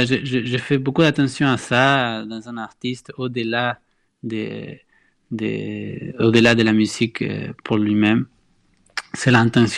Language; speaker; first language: French; non-native, fluent; Spanish